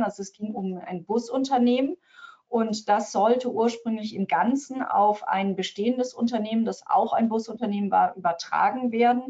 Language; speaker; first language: German; native; German